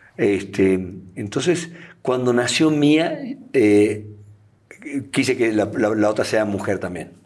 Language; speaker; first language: Spanish; native; Spanish